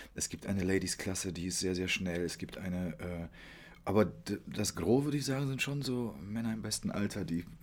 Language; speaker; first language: German; early bilingual, other home language; Polish